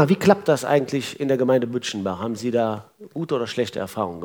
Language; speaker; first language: German; native; German